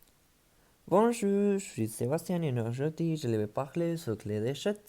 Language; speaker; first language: French; non-native, learner; Spanish